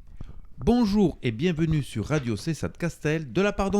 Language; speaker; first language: French; native; French